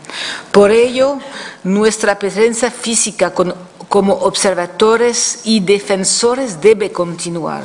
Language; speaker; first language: Spanish; non-native, fluent; French